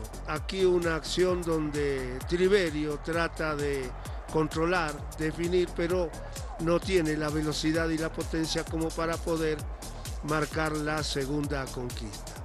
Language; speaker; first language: Spanish; native; Spanish